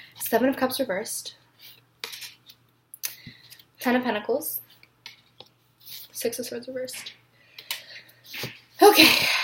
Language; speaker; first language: English; native; English